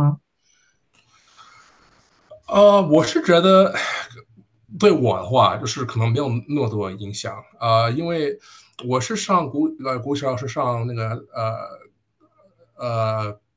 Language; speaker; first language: Chinese; early bilingual, heritage; Chinese